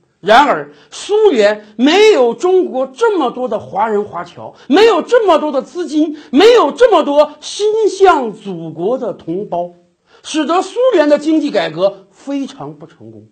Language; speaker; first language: Chinese; native; Chinese